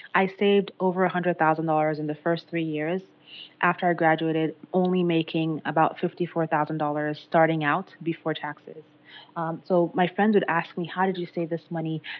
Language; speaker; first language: English; non-native, local second language; Yoruba